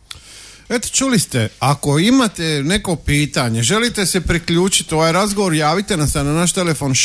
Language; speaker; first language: Croatian; native; Croatian